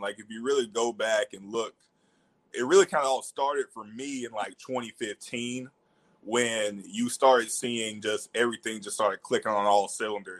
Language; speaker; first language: English; native; English